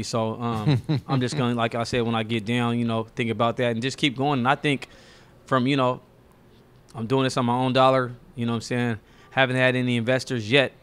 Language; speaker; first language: English; native; English